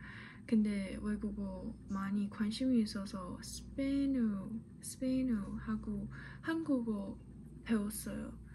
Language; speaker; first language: Korean; non-native, learner; Chinese